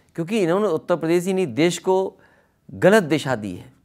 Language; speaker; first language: Hindi; native; Hindi